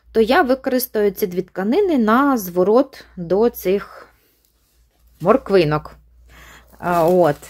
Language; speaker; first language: Ukrainian; non-native, local second language; Russian